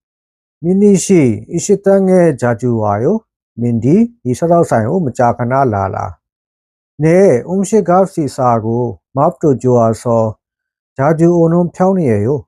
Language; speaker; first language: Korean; non-native, fluent; Burmese